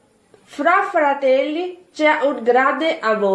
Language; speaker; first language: Italian; non-native, fluent; Urdu